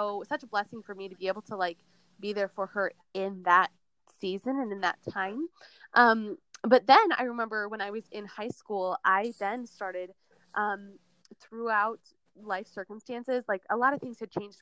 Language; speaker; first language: English; native; English